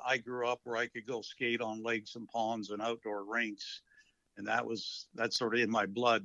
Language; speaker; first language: English; native; English